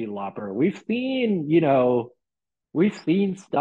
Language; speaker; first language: English; non-native, local second language; Cantonese